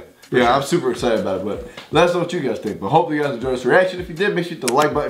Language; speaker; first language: English; native; English